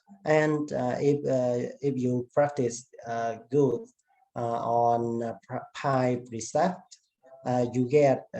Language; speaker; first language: English; non-native, learner; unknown